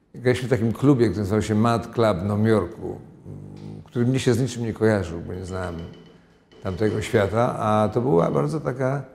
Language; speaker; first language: Polish; native; Polish